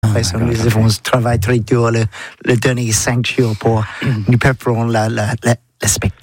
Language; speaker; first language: French; non-native, learner; English